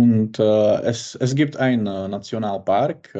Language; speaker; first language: German; non-native, learner; Czech